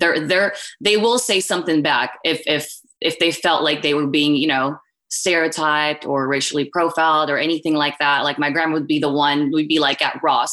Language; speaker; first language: English; non-native, local second language; Filipino